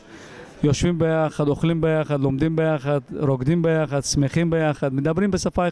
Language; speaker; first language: Hebrew; non-native, fluent; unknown